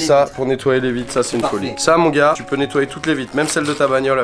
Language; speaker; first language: French; native; French